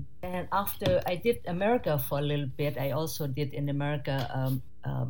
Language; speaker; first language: English; non-native, fluent; Thai